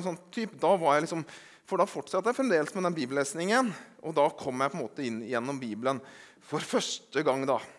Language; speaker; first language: Norwegian; native; Norwegian